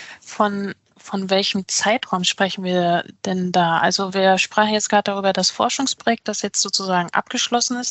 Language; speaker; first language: German; native; German